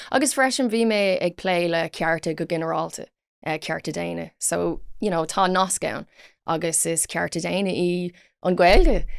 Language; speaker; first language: Irish; non-native, local second language; English